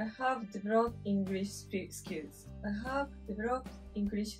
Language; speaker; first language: English; non-native, learner; Japanese